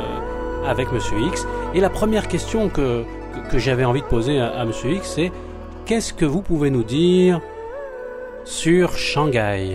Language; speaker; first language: French; native; French